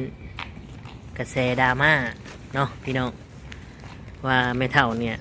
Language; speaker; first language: Thai; non-native, local second language; Lao